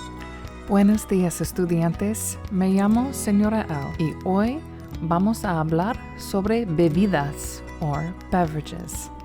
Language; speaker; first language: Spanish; non-native, fluent; English